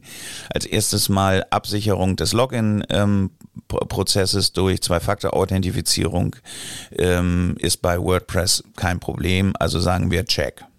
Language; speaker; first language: German; native; German